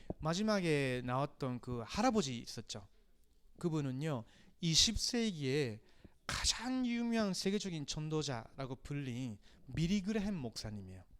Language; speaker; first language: Korean; non-native, fluent; Japanese